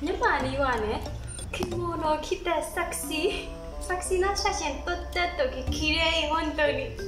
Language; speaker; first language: Japanese; non-native, learner; Burmese